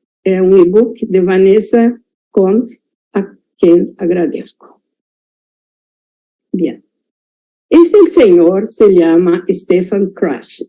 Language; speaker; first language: Spanish; non-native, fluent; Portuguese